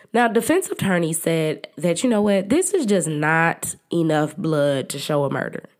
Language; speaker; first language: English; native; English